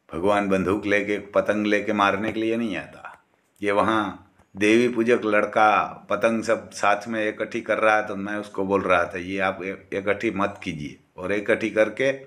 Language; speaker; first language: Hindi; non-native, local second language; Gujarati